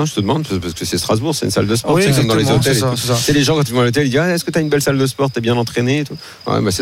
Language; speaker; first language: French; native; French